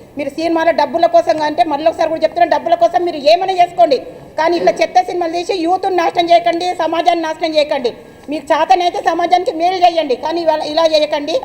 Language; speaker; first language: Telugu; native; Telugu